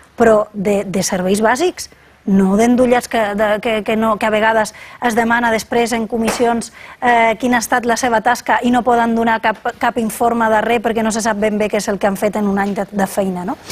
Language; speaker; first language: Catalan; non-native, local second language; Spanish